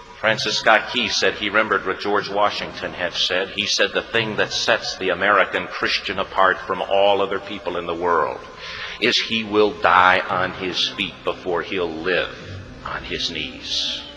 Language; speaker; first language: English; native; English